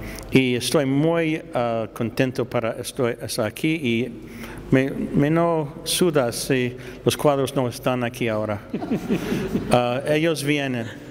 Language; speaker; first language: Spanish; non-native, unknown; English